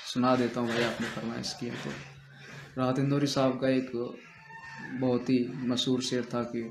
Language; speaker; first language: Hindi; native; Hindi